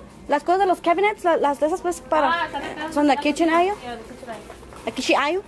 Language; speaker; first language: Spanish; early bilingual, heritage; Spanish